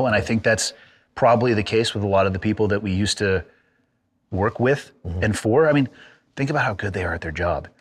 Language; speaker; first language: English; native; English